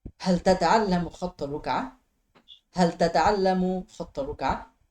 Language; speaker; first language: Arabic; non-native, fluent; Bangla